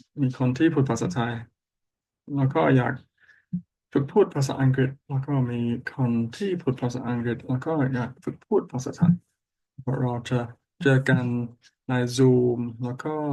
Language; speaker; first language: Thai; non-native, learner; English